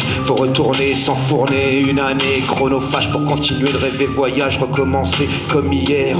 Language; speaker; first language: French; native; French